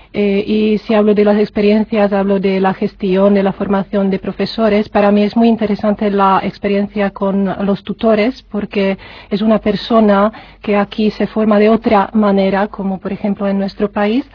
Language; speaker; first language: Spanish; non-native, fluent; Czech